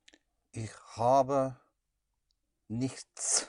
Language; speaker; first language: German; non-native, learner; English